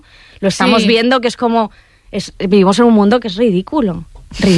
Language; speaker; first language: Spanish; native; Spanish